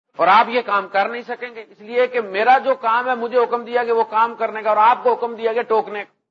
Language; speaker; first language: Urdu; non-native, local second language; Punjabi